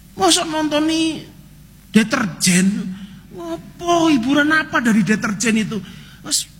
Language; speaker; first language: Indonesian; non-native, local second language; Javanese